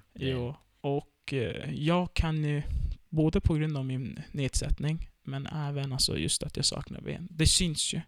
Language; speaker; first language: Swedish; early bilingual, other home language; Turkish